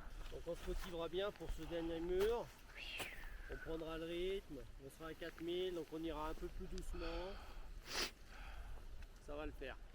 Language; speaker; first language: French; native; French